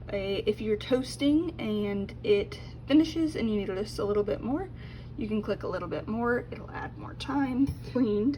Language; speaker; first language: English; native; English